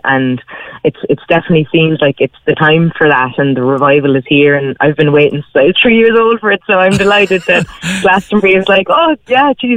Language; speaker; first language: English; native; English